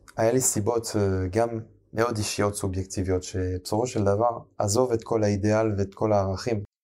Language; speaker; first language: Hebrew; non-native, fluent; French